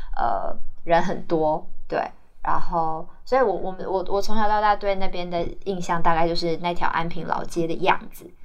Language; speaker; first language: Chinese; native; Chinese